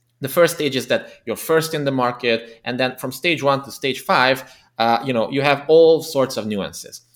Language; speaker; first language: English; non-native, fluent; Hungarian